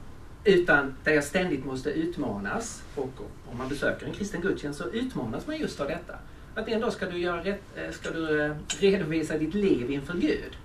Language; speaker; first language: Swedish; native; Swedish